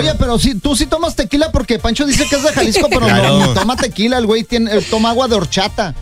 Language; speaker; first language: Spanish; native; Spanish